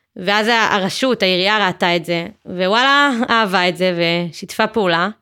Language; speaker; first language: Hebrew; native; Hebrew